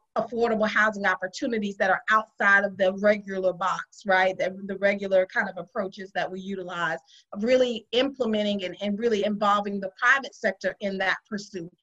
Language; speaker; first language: English; native; English